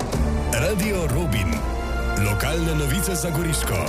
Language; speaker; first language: Slovenian; native; Slovenian